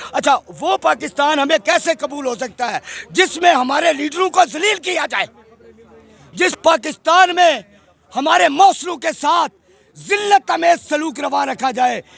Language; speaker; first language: Urdu; non-native, local second language; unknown